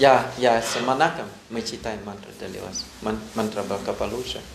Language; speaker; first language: Russian; non-native, learner; Thai